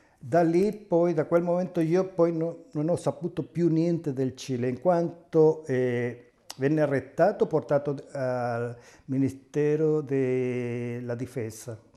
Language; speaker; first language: Italian; non-native, fluent; Spanish